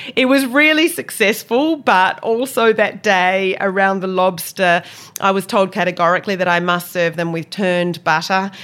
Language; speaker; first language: English; native; English